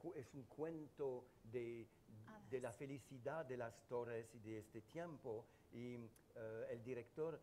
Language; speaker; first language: Spanish; non-native, learner; French